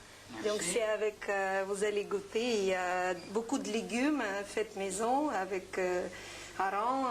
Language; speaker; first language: French; non-native, fluent; Ukrainian